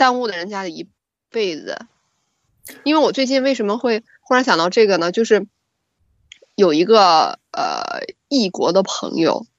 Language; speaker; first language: Chinese; native; Chinese